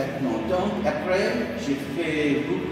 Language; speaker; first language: French; non-native, fluent; English